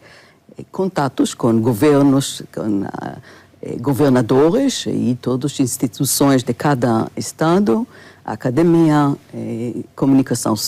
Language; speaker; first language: Portuguese; non-native, fluent; Hebrew